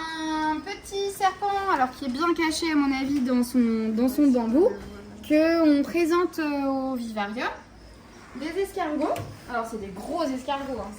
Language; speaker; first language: French; native; French